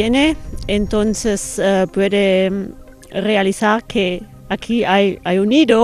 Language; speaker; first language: Spanish; non-native, fluent; German